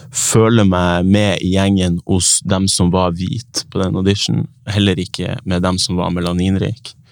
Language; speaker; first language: Norwegian; native; Norwegian